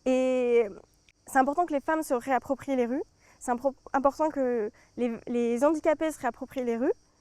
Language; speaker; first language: French; native; French